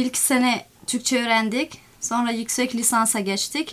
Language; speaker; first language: Turkish; non-native, fluent; Somali